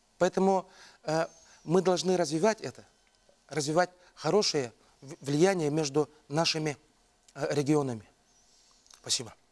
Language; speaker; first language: Russian; non-native, local second language; Yakut